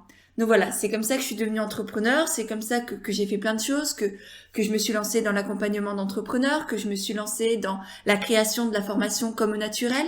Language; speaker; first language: French; native; French